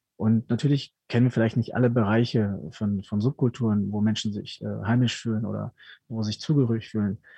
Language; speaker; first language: German; early bilingual, other home language; Spanish